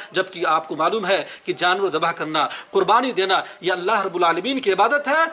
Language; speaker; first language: Urdu; native; Urdu